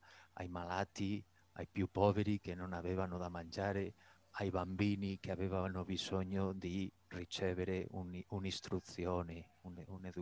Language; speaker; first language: Italian; non-native, fluent; Spanish